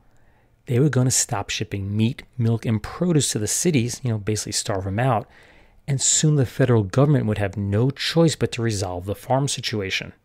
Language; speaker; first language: English; native; English